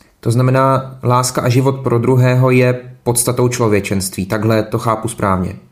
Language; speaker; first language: Czech; native; Czech